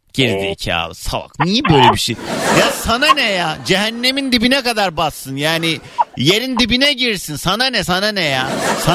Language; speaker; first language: Turkish; native; Turkish